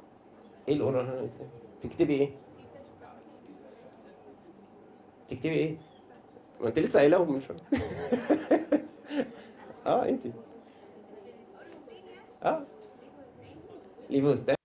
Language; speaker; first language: Arabic; native; Arabic